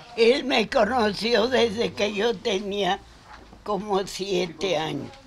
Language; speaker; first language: Spanish; native; Spanish